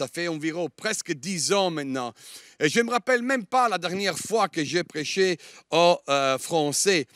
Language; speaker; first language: French; non-native, fluent; Italian